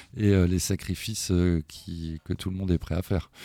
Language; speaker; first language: French; non-native, fluent; German